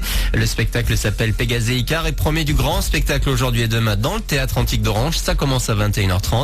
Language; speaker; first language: French; native; French